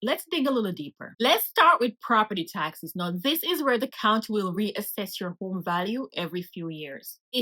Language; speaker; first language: English; native; English